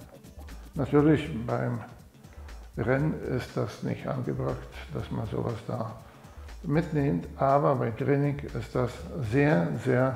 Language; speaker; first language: German; non-native, fluent; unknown